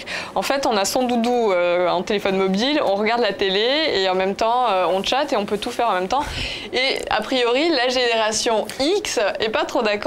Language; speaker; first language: French; native; French